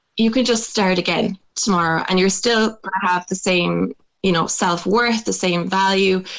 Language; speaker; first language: English; native; English